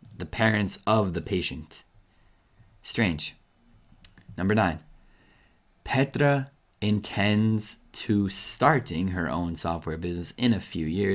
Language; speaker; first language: English; native; English